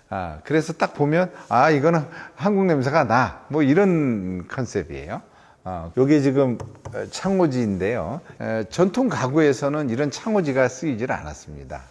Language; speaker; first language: Korean; native; Korean